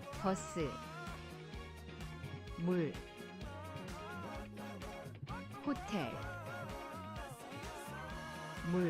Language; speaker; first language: Korean; non-native, learner; English